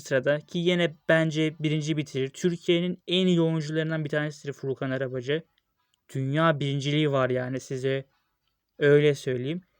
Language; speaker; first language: Turkish; native; Turkish